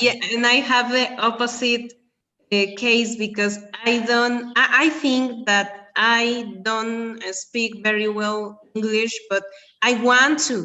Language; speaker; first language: English; non-native, learner; Spanish